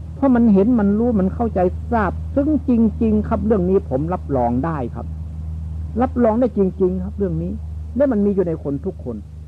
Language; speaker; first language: Thai; non-native, local second language; Northeastern Thai